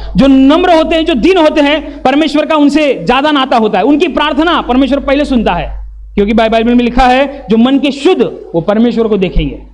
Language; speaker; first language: Hindi; non-native, local second language; Marathi